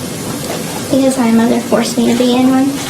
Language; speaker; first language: English; native; English